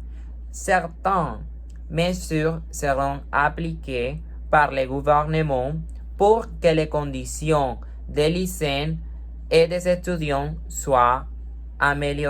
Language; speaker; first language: French; non-native, learner; Spanish